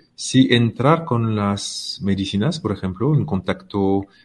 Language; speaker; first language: Spanish; non-native, fluent; French